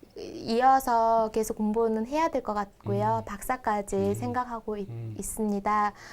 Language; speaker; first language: Korean; non-native, fluent; Mongolian